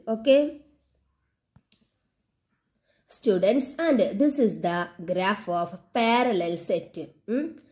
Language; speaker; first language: English; non-native, local second language; Malayalam